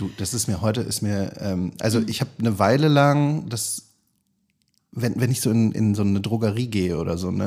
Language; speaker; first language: German; native; German